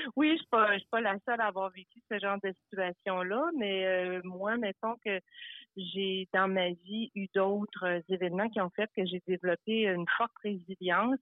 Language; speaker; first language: French; early bilingual, other home language; Italian